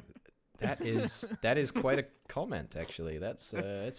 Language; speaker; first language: English; native; English